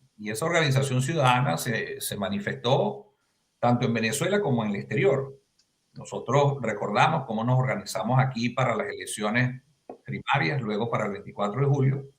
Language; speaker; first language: Spanish; native; Spanish